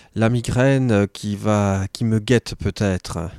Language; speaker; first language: French; native; French